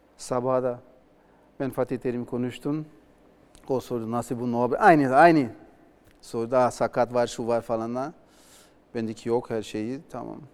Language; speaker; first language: Turkish; non-native, learner; Portuguese